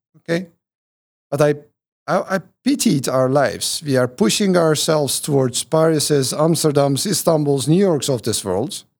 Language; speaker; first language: English; non-native, fluent; Turkish